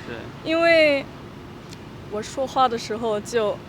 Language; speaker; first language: Chinese; non-native, learner; German